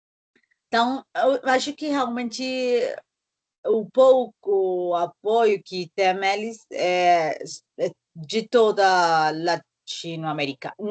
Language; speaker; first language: Portuguese; non-native, learner; Spanish